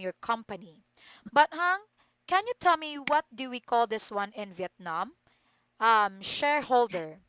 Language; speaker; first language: English; non-native, fluent; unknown